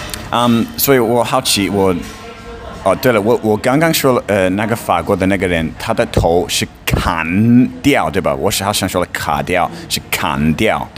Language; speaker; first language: Chinese; non-native, fluent; English